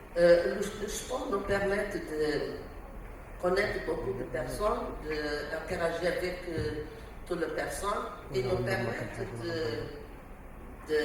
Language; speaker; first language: French; non-native, learner; Portuguese